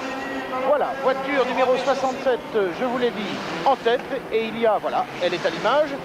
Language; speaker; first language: French; native; French